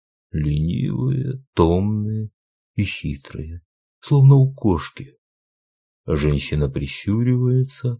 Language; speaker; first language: Russian; native; Russian